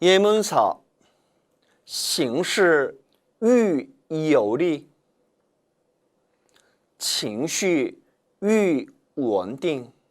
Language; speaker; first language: Chinese; non-native, fluent; Korean